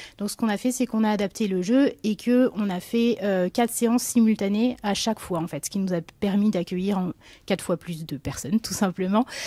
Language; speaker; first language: French; native; French